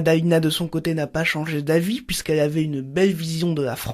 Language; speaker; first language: French; native; French